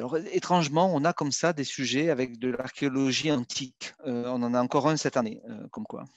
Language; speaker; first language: French; native; French